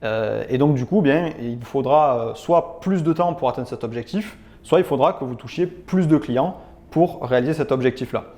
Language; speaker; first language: French; native; French